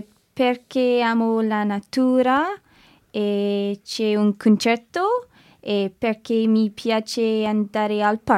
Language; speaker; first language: Italian; non-native, learner; English